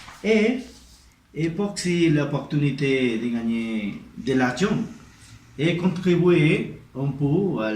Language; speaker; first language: French; non-native, learner; Spanish